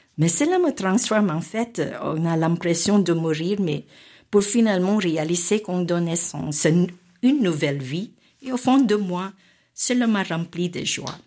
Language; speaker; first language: French; non-native, fluent; Filipino